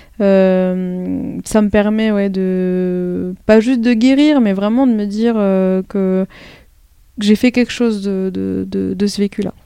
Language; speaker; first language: French; early bilingual, other home language; Arabic